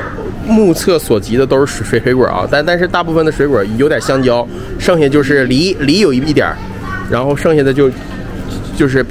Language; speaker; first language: Chinese; native; Chinese